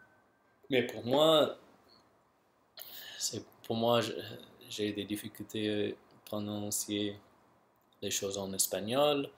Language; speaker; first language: French; non-native, local second language; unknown